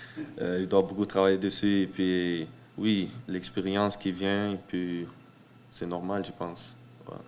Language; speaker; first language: French; early bilingual, heritage; French